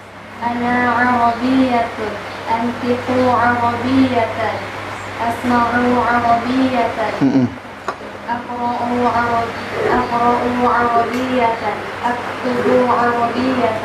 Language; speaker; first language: Arabic; non-native, learner; Indonesian